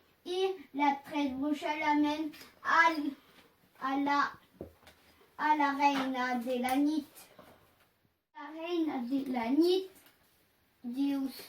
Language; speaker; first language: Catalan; non-native, local second language; French